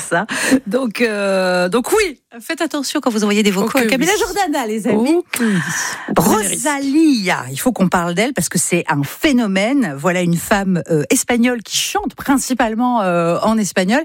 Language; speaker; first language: French; native; French